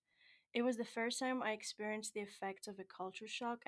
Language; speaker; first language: English; non-native, fluent; Greek